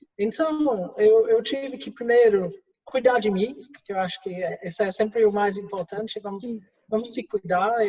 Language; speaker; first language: Portuguese; non-native, fluent; English